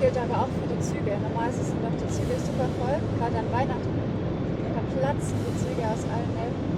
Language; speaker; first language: German; native; German